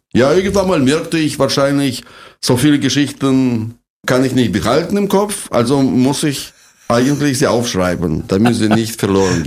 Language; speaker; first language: German; non-native, fluent; Russian